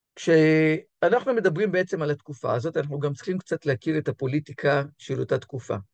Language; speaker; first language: Hebrew; native; Hebrew